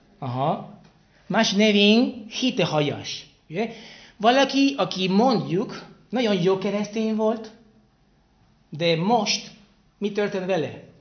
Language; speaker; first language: Hungarian; non-native, learner; Spanish